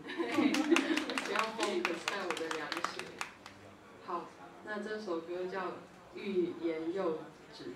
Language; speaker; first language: Chinese; native; Chinese